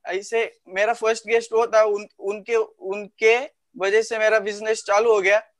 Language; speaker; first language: Hindi; non-native, local second language; Marathi